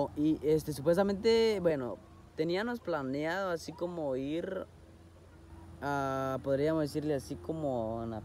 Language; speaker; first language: Spanish; native; Spanish